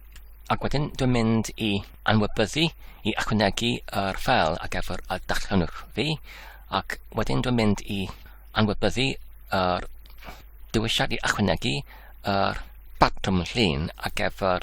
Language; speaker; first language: Welsh; non-native, learner; English